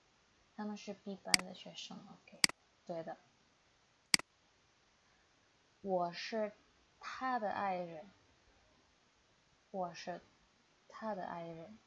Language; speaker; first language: Chinese; non-native, fluent; Indonesian